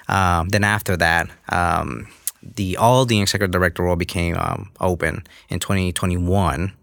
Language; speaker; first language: English; early bilingual, other home language; Spanish